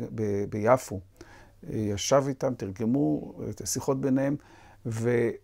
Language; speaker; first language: Hebrew; native; Hebrew